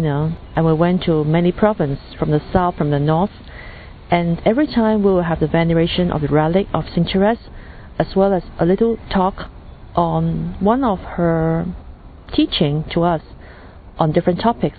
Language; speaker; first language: English; non-native, local second language; Cantonese